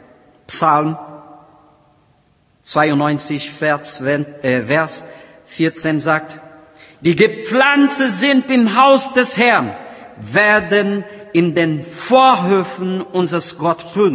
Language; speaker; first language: German; non-native, learner; Portuguese